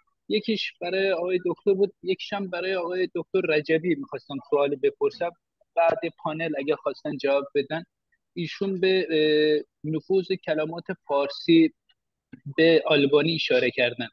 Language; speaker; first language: Persian; non-native, fluent; Turkish